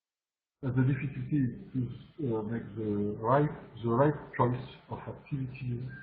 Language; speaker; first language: English; non-native, learner; French